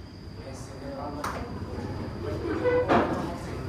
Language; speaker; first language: French; non-native, learner; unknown